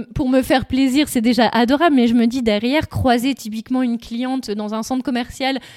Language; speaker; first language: French; native; French